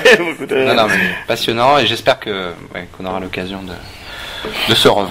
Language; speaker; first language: French; native; French